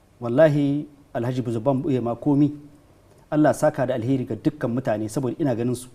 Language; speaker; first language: Hausa; non-native, local second language; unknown